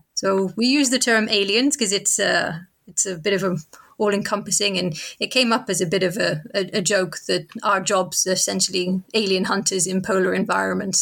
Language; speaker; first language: English; native; English